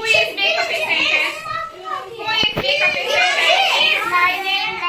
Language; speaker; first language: English; non-native, learner; Azerbaijani